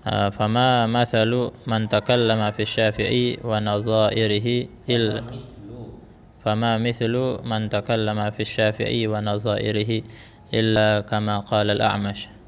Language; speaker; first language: Arabic; non-native, fluent; Indonesian